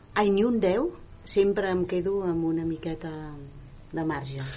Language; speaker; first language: Catalan; non-native, local second language; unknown